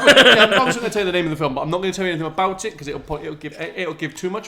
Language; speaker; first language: English; native; English